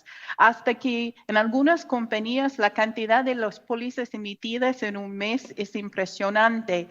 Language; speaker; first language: Spanish; non-native, fluent; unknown